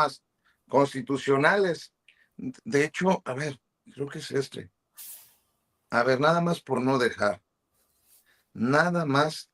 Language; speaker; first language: Spanish; native; Spanish